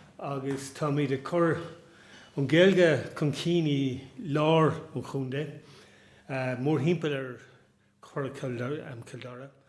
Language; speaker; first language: Irish; non-native, local second language; English